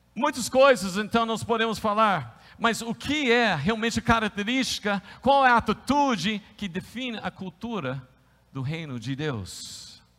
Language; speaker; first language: Portuguese; non-native, fluent; English